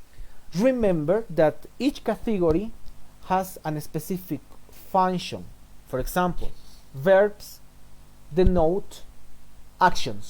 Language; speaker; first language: English; non-native, fluent; Spanish